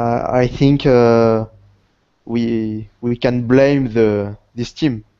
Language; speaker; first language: English; non-native, learner; Portuguese